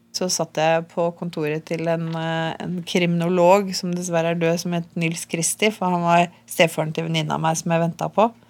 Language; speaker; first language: Norwegian; native; Norwegian